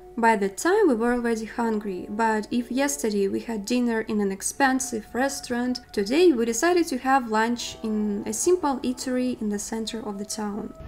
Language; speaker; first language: English; non-native, fluent; Russian